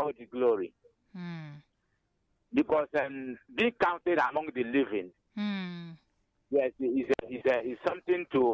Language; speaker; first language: English; non-native, local second language; Igbo